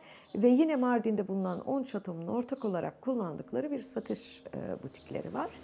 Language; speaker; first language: Turkish; native; Turkish